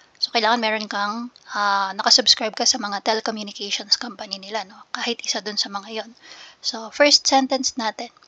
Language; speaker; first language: Filipino; native; Filipino